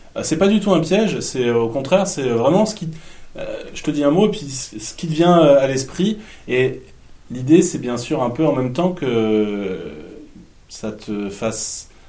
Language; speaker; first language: French; native; French